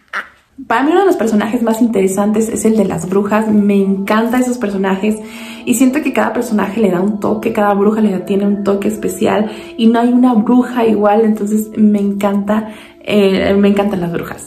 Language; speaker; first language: Spanish; native; Spanish